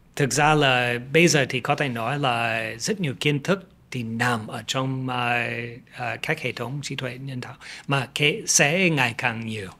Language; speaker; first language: Vietnamese; non-native, fluent; English